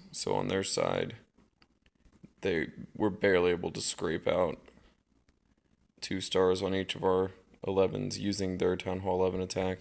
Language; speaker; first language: English; native; English